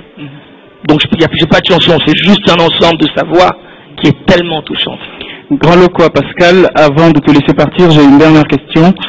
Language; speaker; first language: French; non-native, local second language; Lingala